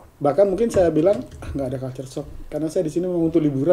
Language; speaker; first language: Indonesian; native; Indonesian